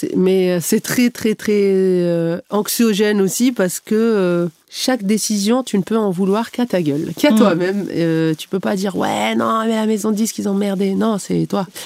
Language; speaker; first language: French; non-native, local second language; Arabic